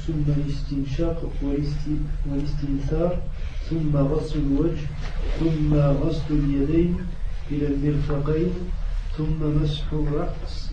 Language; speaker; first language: Arabic; non-native, learner; French